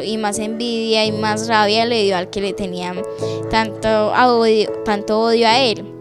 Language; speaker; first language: Spanish; native; Spanish